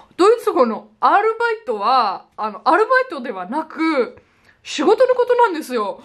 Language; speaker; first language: Japanese; non-native, fluent; German